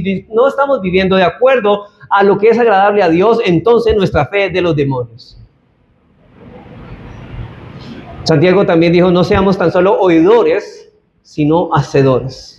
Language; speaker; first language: Spanish; native; Spanish